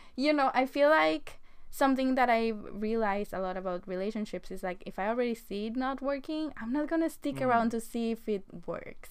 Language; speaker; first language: English; non-native, fluent; Spanish